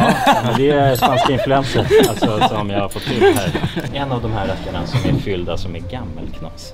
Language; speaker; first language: Swedish; native; Swedish